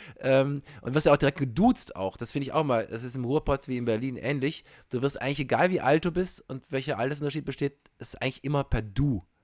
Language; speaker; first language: German; native; German